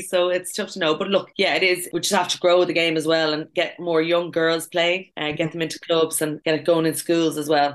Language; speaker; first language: English; native; English